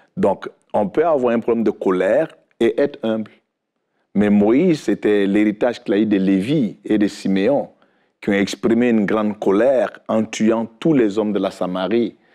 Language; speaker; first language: French; non-native, local second language; Fula